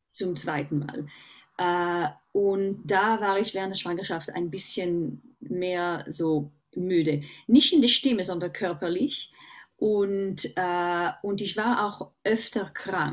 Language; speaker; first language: German; non-native, fluent; Hebrew